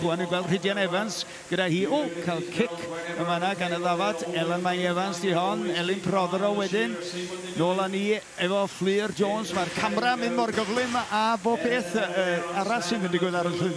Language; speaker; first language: Welsh; native; Welsh